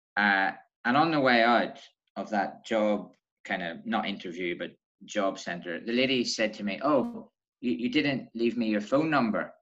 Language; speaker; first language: English; native; English